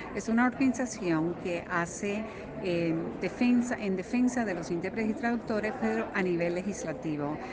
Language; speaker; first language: Spanish; native; Spanish